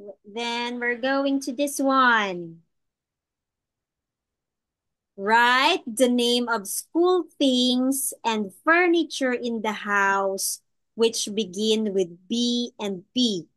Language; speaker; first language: English; non-native, local second language; Filipino